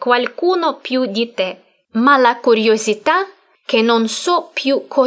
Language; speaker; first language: Italian; non-native, fluent; Russian